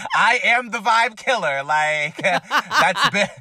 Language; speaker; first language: English; native; English